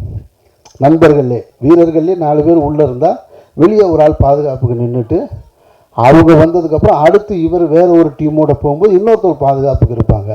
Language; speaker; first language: Tamil; native; Tamil